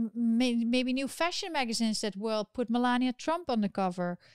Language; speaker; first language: English; non-native, fluent; Dutch